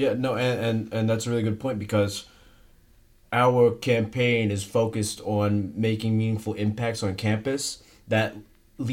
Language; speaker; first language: English; native; English